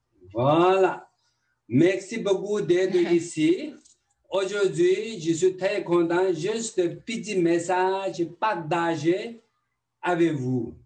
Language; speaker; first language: French; non-native, learner; Tibetan